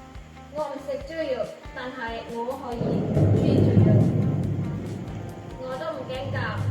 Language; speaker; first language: Cantonese; non-native, learner; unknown